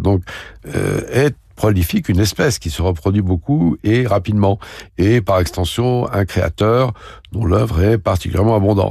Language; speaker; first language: French; native; French